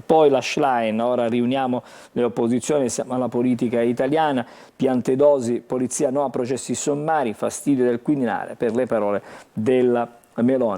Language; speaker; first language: Italian; native; Italian